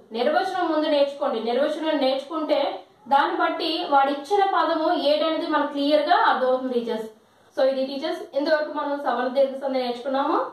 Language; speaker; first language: Telugu; non-native, local second language; Lambadi